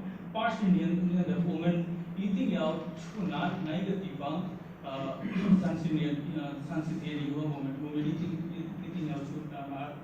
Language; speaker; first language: Chinese; non-native, learner; Hindi